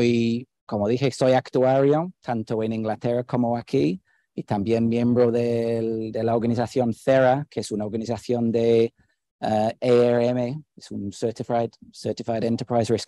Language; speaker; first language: Spanish; non-native, fluent; English